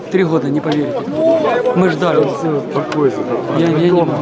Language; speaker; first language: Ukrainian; non-native, local second language; Russian